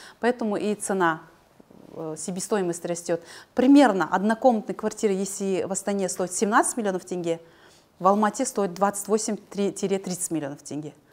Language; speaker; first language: Russian; non-native, local second language; Kazakh